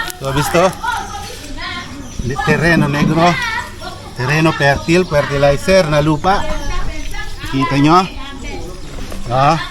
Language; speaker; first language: Filipino; native; Filipino